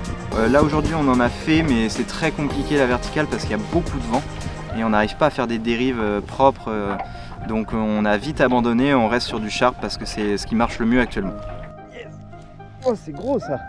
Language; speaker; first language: French; native; French